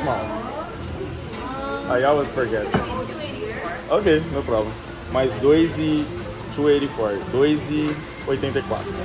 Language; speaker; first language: English; non-native, learner; Portuguese